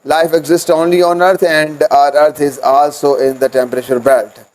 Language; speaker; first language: English; non-native, local second language; Urdu